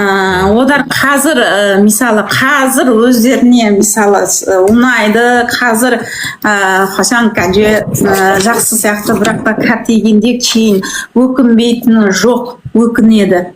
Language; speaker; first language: Kazakh; early bilingual, heritage; Kazakh